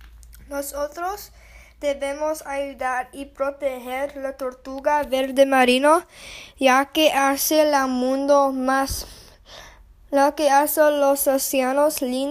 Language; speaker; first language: Spanish; non-native, learner; English